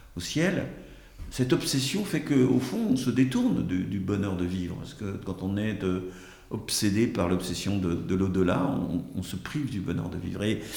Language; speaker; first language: French; native; French